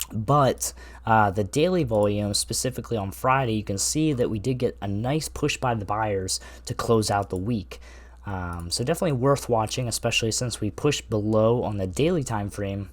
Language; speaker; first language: English; native; English